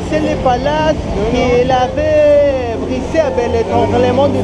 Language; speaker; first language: French; non-native, learner; Spanish